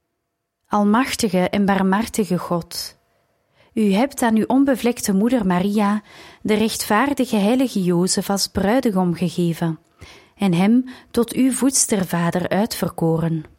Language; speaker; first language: Dutch; native; Dutch